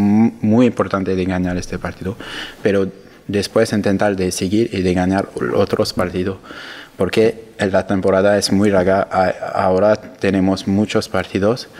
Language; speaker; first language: Spanish; non-native, learner; French